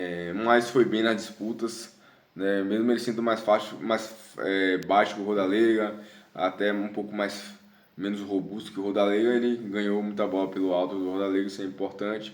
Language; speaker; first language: Portuguese; native; Portuguese